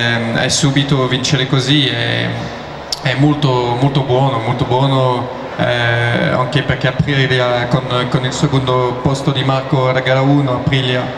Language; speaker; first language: Italian; non-native, learner; French